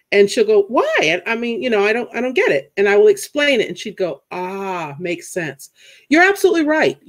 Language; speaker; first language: English; native; English